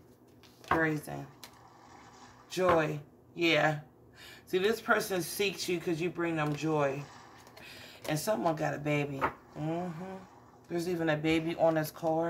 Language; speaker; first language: English; native; English